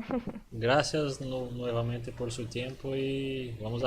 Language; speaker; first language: Spanish; non-native, learner; Portuguese